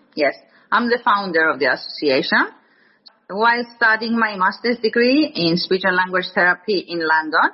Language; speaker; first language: English; non-native, fluent; Greek